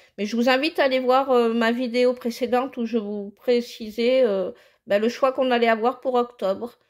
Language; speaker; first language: French; native; French